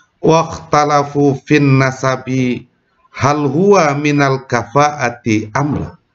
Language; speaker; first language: Arabic; non-native, fluent; Indonesian